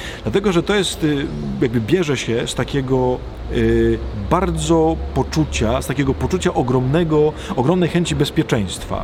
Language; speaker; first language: Polish; native; Polish